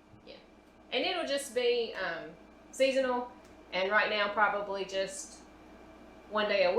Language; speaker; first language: English; native; English